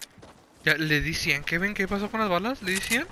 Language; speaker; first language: Spanish; native; Spanish